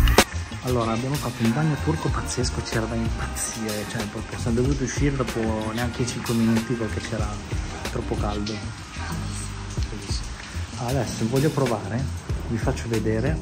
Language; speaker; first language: Italian; native; Italian